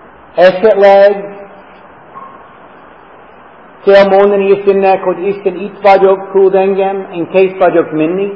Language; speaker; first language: Hungarian; non-native, fluent; English